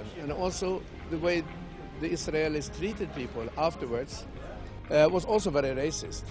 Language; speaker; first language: English; non-native, fluent; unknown